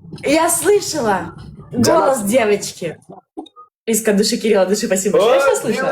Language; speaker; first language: Russian; native; Russian